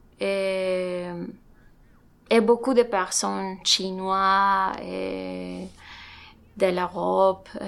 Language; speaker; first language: French; non-native, learner; Spanish